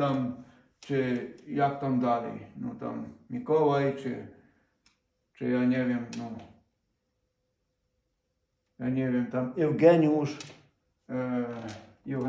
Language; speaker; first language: Polish; non-native, fluent; Ukrainian